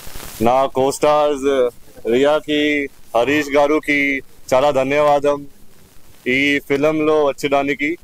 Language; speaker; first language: Telugu; non-native, learner; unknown